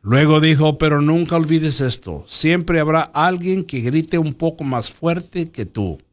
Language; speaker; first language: Spanish; early bilingual, heritage; Spanish